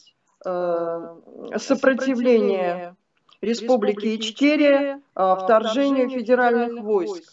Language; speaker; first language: Russian; native; Russian